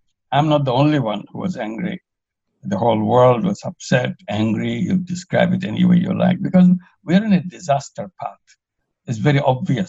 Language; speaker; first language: English; non-native, local second language; Bangla